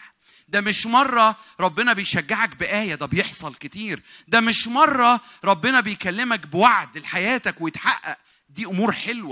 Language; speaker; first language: Arabic; native; Arabic